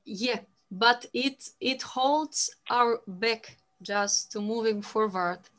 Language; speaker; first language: English; non-native, fluent; Romanian